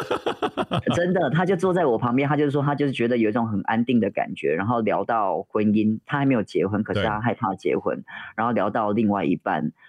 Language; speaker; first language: Chinese; native; Chinese